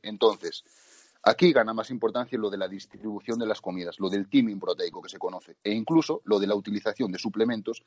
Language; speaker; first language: Spanish; native; Spanish